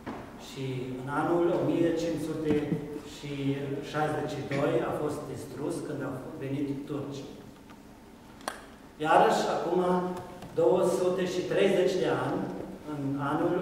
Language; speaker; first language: Romanian; non-native, local second language; German